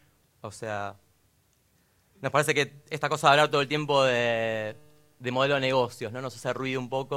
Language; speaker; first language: Spanish; native; Spanish